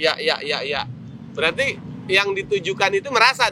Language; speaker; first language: Indonesian; native; Indonesian